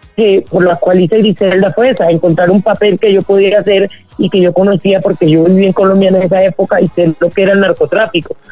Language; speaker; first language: Spanish; native; Spanish